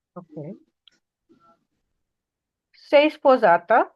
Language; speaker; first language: Italian; non-native, fluent; Punjabi